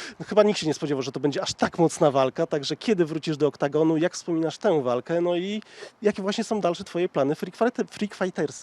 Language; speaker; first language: Polish; native; Polish